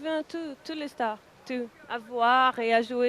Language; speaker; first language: French; non-native, local second language; Portuguese